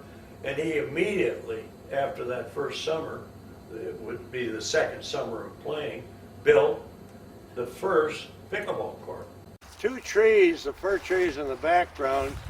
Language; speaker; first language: English; native; English